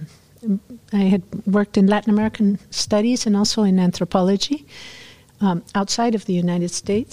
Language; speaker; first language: English; non-native, fluent; Spanish